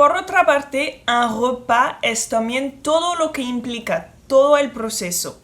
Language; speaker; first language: Spanish; non-native, fluent; French